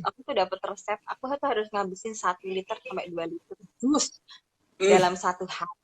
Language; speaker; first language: Indonesian; native; Indonesian